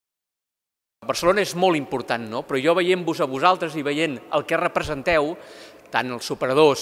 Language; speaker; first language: Catalan; native; Catalan